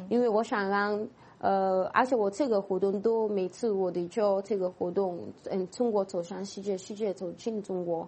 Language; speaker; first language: Chinese; non-native, fluent; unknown